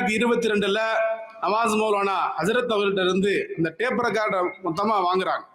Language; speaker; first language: Tamil; native; Tamil